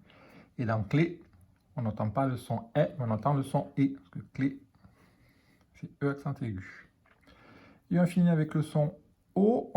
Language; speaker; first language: French; native; French